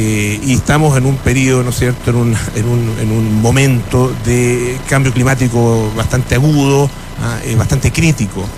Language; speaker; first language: Spanish; native; Spanish